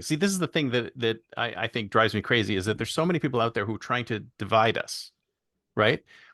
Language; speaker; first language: English; native; English